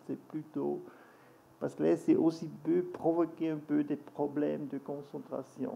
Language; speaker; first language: French; non-native, local second language; German